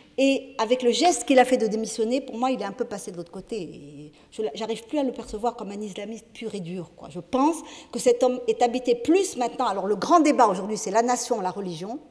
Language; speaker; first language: French; non-native, local second language; Arabic